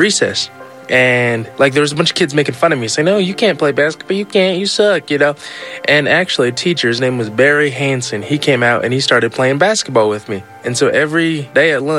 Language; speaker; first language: English; native; English